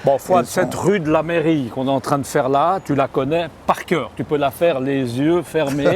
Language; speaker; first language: French; native; French